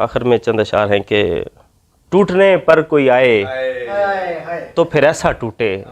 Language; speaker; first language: Urdu; native; Urdu